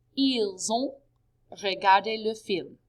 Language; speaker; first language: French; non-native, fluent; English